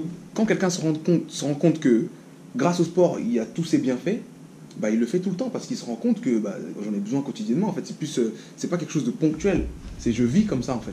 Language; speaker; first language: French; native; French